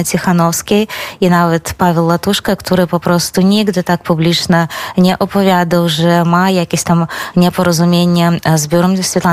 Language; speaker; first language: Polish; non-native, fluent; Belarusian